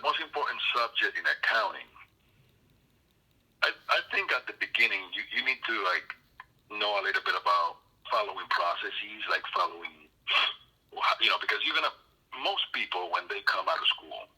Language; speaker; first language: English; non-native, fluent; Spanish